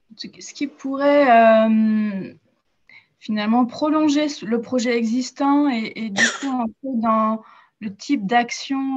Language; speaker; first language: French; native; French